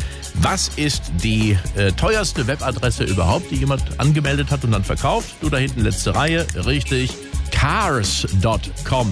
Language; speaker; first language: German; native; German